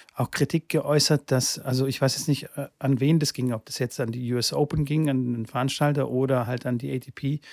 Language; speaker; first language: German; early bilingual, other home language; Bulgarian